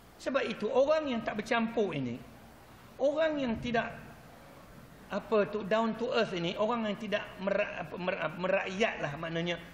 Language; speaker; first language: Malay; non-native, local second language; Chinese